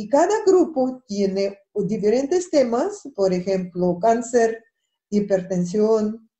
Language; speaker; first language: Spanish; non-native, fluent; Russian